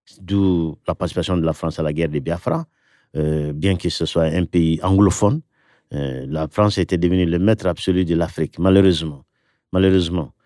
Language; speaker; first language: French; non-native, local second language; Bambara